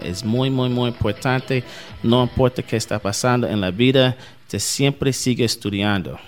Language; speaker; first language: Spanish; non-native, learner; English